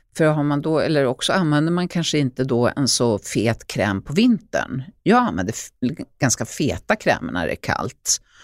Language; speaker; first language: Swedish; native; Swedish